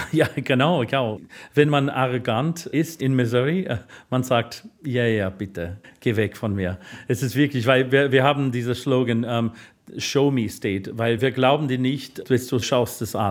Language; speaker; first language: German; non-native, fluent; English